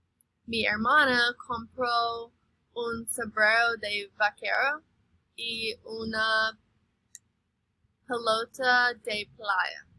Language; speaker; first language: Spanish; non-native, learner; English